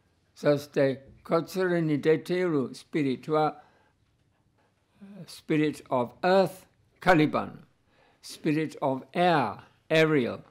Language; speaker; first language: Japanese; non-native, fluent; English